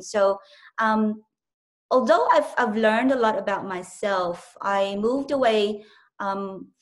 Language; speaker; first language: English; non-native, local second language; Cebuano